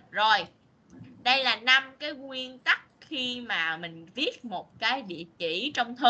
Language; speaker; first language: Vietnamese; native; Vietnamese